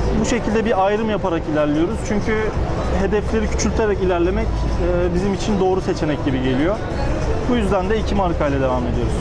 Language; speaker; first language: Turkish; early bilingual, heritage; Turkish